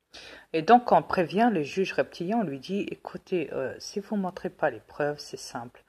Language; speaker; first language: French; native; French